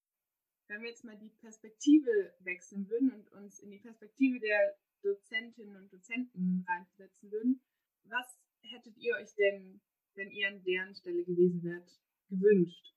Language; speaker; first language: German; native; German